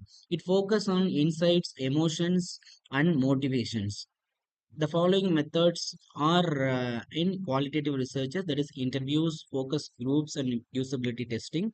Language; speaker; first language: English; non-native, local second language; Tamil